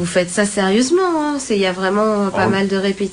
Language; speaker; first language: French; native; French